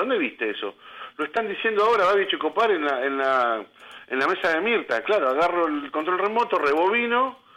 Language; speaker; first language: Spanish; native; Spanish